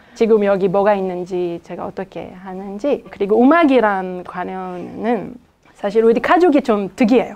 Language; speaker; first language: Korean; non-native, fluent; Hebrew